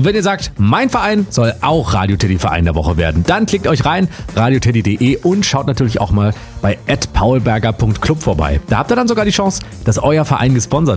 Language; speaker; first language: German; native; German